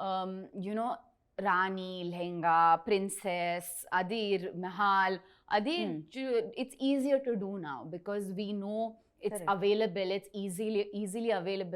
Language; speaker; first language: Telugu; non-native, learner; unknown